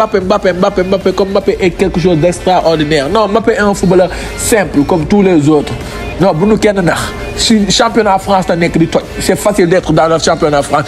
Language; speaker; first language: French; non-native, local second language; Wolof